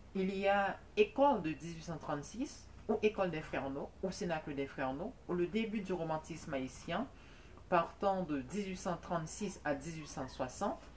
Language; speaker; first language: French; non-native, local second language; Haitian Creole